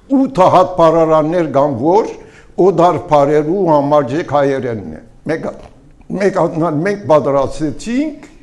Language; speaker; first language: Armenian; early bilingual, heritage; Armenian